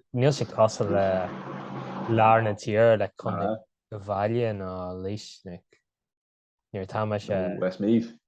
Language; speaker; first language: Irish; non-native, local second language; English